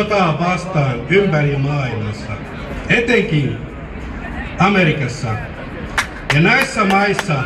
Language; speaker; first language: Finnish; non-native, fluent; Arabic